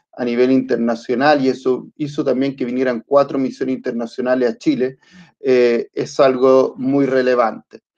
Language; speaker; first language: Spanish; early bilingual, other home language; Italian